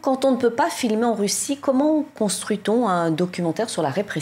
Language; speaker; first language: French; native; French